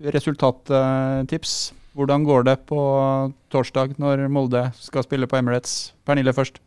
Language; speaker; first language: Norwegian; native; Norwegian